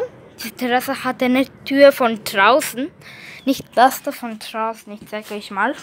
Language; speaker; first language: German; early bilingual, other home language; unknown